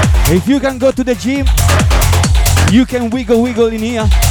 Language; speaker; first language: English; non-native, fluent; Italian